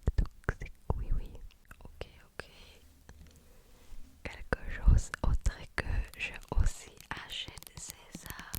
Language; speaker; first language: French; non-native, learner; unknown